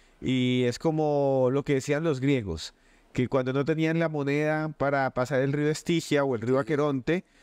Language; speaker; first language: Spanish; native; Spanish